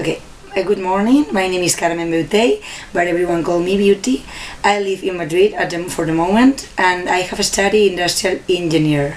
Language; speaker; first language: English; non-native, learner; Spanish